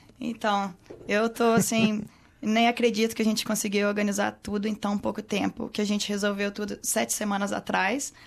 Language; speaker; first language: Portuguese; native; Portuguese